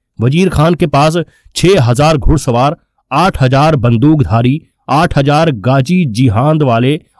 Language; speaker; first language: Hindi; non-native, local second language; Punjabi